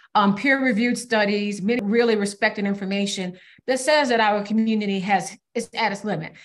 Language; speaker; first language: English; native; English